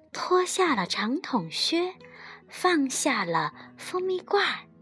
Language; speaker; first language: Chinese; native; Chinese